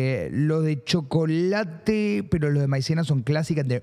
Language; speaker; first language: Spanish; early bilingual, heritage; Spanish